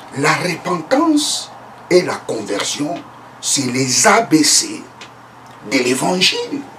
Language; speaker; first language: French; non-native, local second language; Lingala